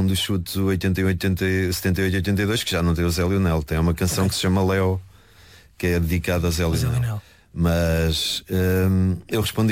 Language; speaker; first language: Portuguese; native; Portuguese